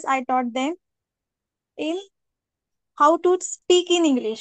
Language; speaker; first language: English; non-native, learner; Marathi